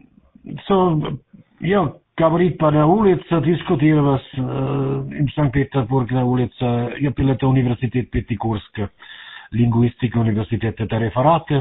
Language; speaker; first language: Russian; non-native, learner; German